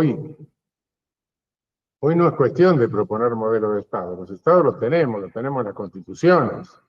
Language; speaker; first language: Spanish; native; Spanish